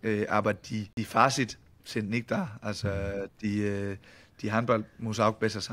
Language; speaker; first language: German; non-native, fluent; Danish